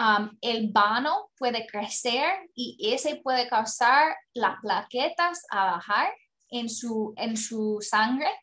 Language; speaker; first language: Spanish; non-native, learner; English